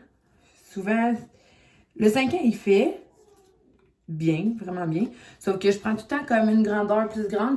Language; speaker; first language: French; native; French